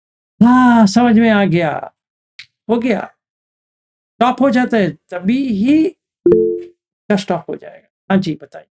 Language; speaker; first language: Hindi; native; Hindi